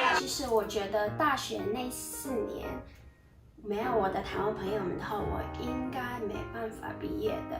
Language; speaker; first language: Chinese; non-native, fluent; Mongolian